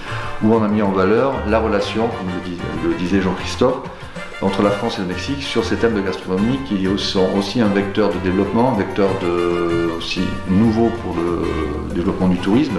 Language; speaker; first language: French; native; French